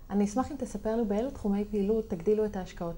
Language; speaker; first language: Hebrew; native; Hebrew